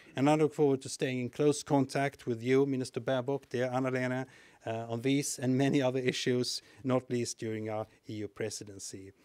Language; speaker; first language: English; non-native, fluent; Swedish